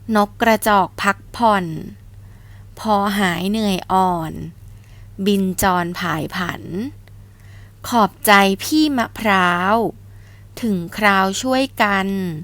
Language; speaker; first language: Thai; native; Thai